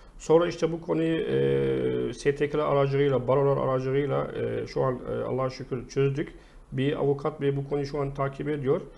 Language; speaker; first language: Turkish; non-native, fluent; Arabic